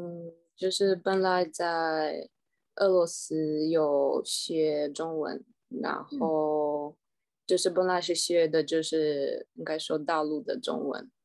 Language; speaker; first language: Chinese; non-native, fluent; Russian